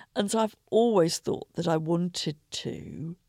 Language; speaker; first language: English; native; English